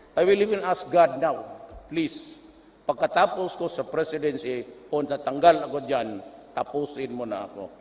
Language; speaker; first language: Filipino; non-native, local second language; Cebuano